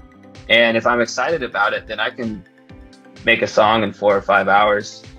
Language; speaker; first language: English; native; English